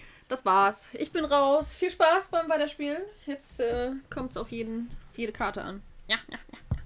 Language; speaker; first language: German; native; German